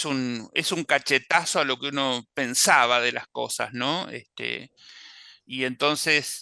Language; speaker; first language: Spanish; native; Spanish